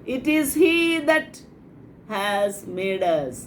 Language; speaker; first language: English; non-native, local second language; Telugu